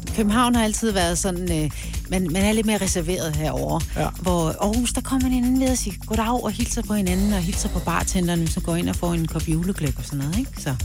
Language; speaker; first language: Danish; native; Danish